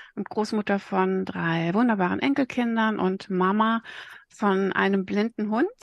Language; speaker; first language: German; native; German